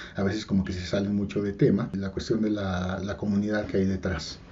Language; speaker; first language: Spanish; native; Spanish